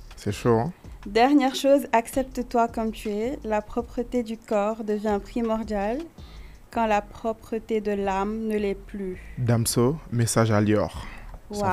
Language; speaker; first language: French; non-native, local second language; Wolof